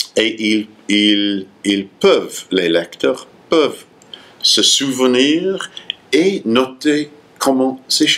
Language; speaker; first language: French; non-native, fluent; English